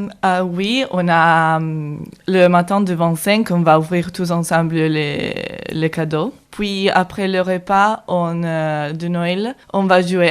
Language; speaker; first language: French; non-native, learner; Italian